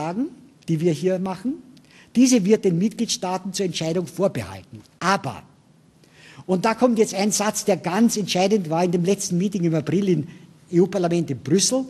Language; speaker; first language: German; native; German